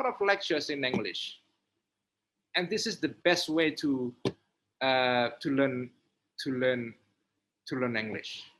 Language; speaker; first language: English; non-native, fluent; Indonesian